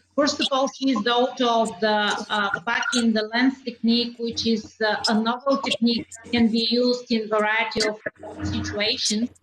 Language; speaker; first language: English; non-native, fluent; Bulgarian